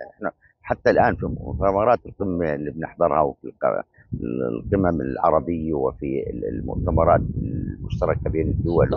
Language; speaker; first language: Arabic; native; Arabic